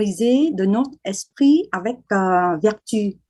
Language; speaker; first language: French; non-native, fluent; Vietnamese